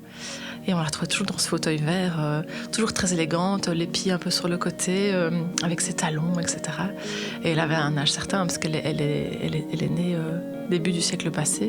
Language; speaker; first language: French; native; French